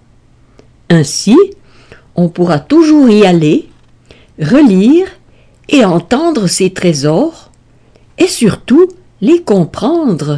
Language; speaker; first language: French; native; French